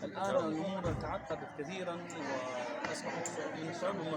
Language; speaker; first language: Arabic; native; Arabic